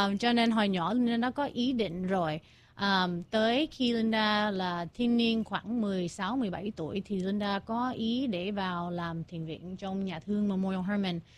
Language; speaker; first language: Vietnamese; early bilingual, heritage; Vietnamese